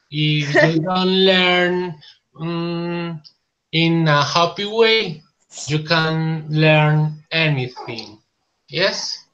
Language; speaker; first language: English; non-native, learner; Spanish